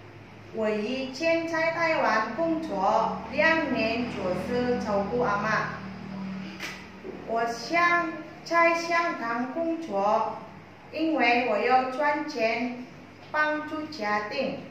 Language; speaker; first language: Chinese; non-native, learner; Indonesian